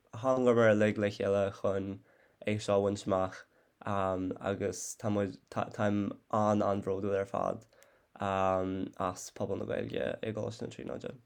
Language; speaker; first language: Irish; non-native, fluent; English